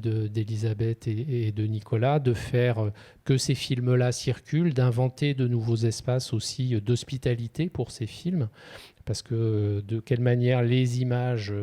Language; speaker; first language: French; native; French